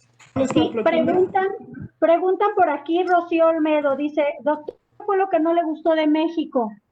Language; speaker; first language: Spanish; native; Spanish